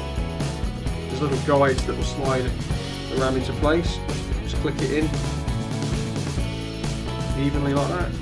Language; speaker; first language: English; native; English